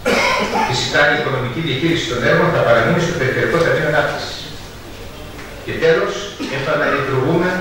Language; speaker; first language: Greek; native; Greek